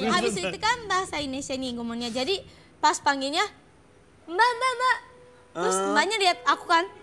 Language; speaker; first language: Indonesian; non-native, fluent; Japanese